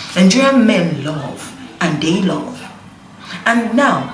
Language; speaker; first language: English; non-native, local second language; Igbo